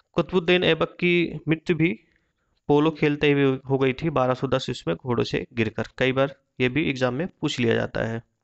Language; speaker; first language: Hindi; native; Hindi